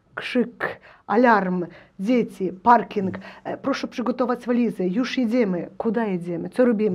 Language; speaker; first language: Polish; non-native, learner; Ukrainian